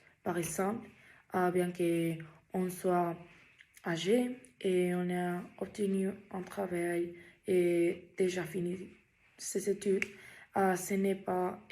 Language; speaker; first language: French; non-native, learner; Spanish